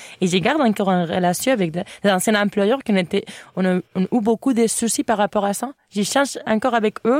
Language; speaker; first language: French; non-native, fluent; Spanish